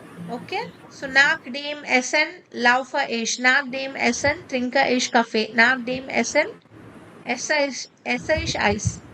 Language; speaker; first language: German; non-native, fluent; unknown